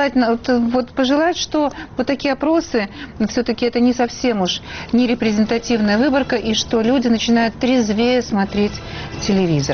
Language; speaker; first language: Russian; native; Russian